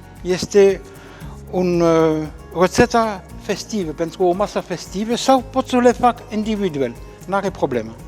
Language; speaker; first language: Romanian; non-native, fluent; French